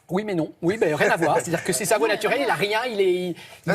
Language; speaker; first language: French; native; French